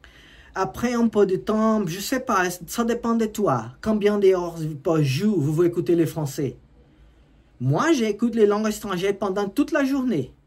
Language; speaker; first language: French; non-native, learner; Portuguese